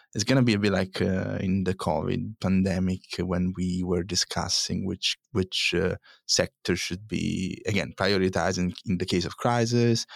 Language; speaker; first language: English; non-native, fluent; Italian